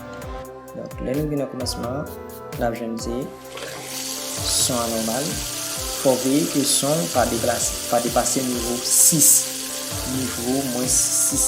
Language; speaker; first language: French; non-native, learner; Haitian Creole